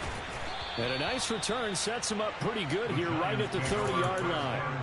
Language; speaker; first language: English; native; English